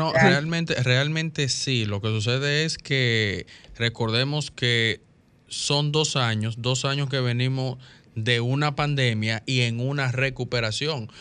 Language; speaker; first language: Spanish; native; Spanish